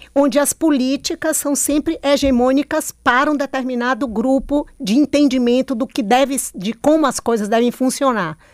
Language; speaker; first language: Portuguese; native; Portuguese